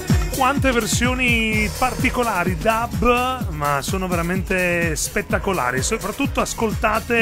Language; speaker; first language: Italian; native; Italian